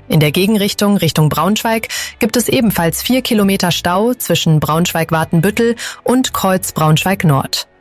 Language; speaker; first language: German; native; German